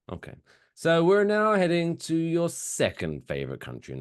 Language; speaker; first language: English; native; English